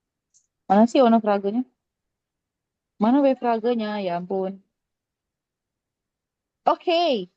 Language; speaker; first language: Indonesian; native; Indonesian